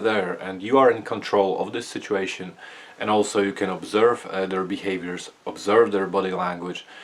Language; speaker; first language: English; non-native, fluent; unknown